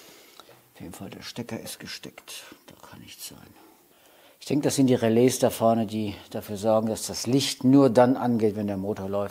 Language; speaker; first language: German; native; German